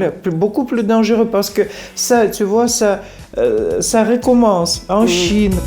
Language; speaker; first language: French; non-native, fluent; Russian